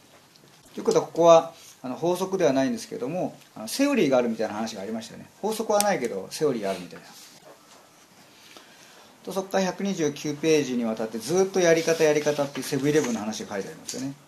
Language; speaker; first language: Japanese; native; Japanese